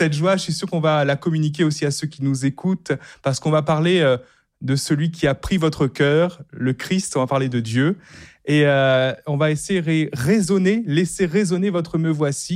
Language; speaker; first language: French; native; French